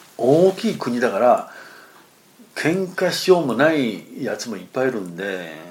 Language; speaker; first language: Japanese; non-native, fluent; Chinese